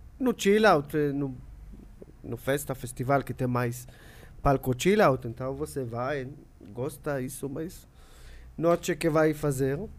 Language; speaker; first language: Portuguese; non-native, learner; Hebrew